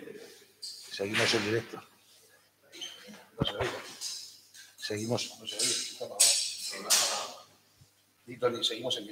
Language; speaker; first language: Spanish; native; Spanish